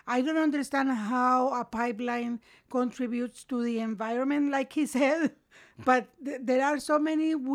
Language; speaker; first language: English; non-native, fluent; Spanish